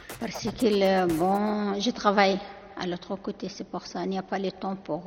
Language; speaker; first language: French; non-native, learner; Arabic